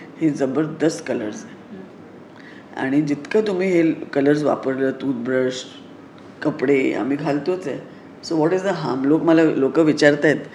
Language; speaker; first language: Marathi; non-native, local second language; Sindhi